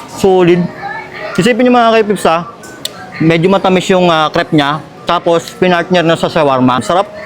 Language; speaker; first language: Filipino; native; Filipino